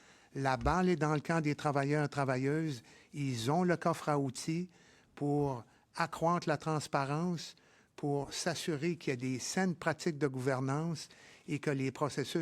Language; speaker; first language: French; native; French